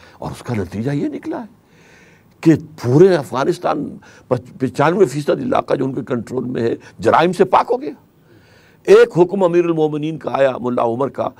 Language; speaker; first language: Urdu; native; Urdu